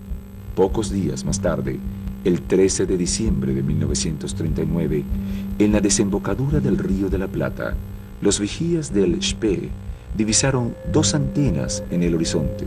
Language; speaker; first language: Spanish; native; Spanish